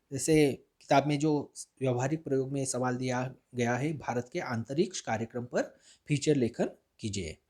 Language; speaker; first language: Hindi; non-native, local second language; Marathi